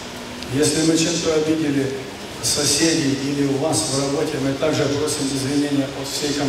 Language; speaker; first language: Russian; native; Russian